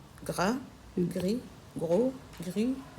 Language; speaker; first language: French; non-native, learner; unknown